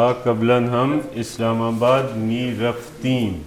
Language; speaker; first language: Persian; non-native, fluent; Urdu